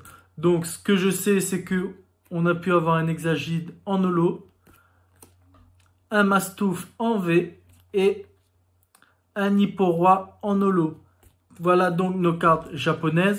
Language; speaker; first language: French; native; French